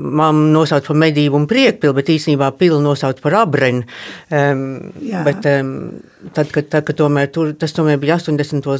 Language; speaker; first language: Latvian; early bilingual, heritage; Latvian